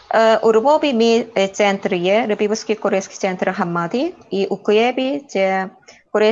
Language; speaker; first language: Ukrainian; non-native, learner; Korean